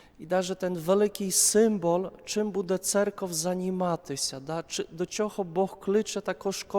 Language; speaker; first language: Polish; non-native, learner; Ukrainian